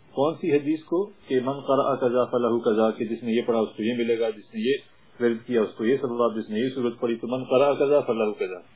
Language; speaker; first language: Urdu; non-native, local second language; Punjabi